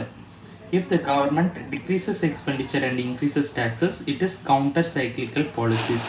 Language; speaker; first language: English; non-native, local second language; Tamil